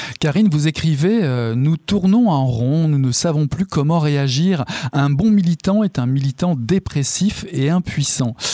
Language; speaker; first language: French; native; French